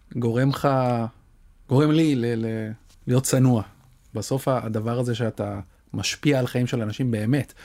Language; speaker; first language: Hebrew; native; Hebrew